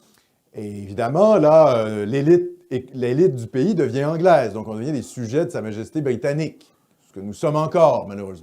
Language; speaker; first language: French; native; French